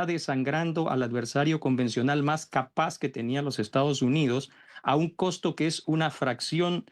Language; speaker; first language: Spanish; native; Spanish